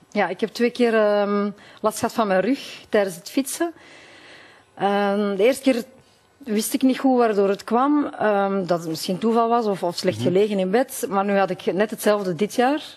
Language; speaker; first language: Dutch; native; Dutch